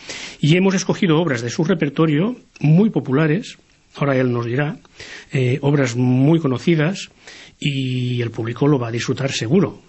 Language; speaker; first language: Spanish; native; Spanish